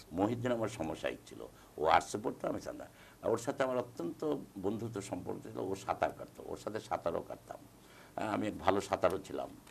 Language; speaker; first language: Bangla; native; Bangla